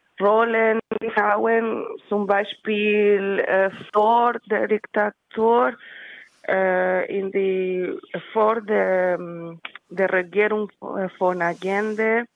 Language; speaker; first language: German; non-native, learner; Spanish